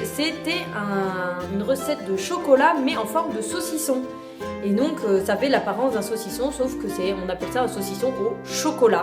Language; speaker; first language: French; native; French